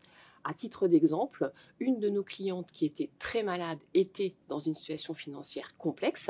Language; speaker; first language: French; native; French